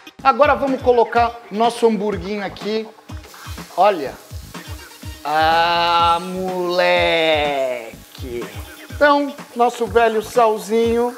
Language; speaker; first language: Portuguese; native; Portuguese